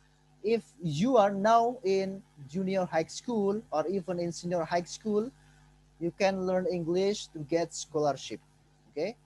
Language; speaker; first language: English; non-native, fluent; Indonesian